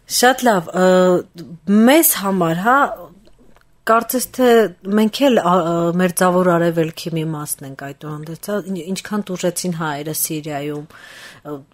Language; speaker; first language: Armenian; native; Armenian